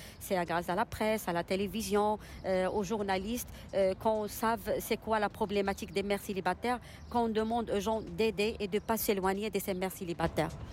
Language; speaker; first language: French; non-native, local second language; Arabic